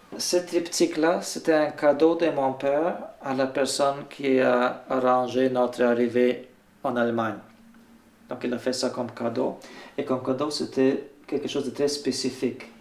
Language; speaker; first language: French; non-native, fluent; Bulgarian